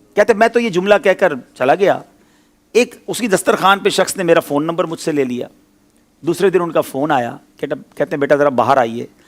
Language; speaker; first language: Urdu; native; Urdu